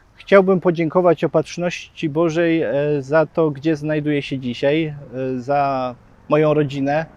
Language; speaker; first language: Polish; native; Polish